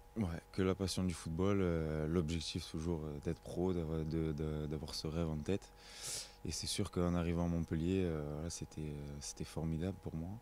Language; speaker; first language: French; native; French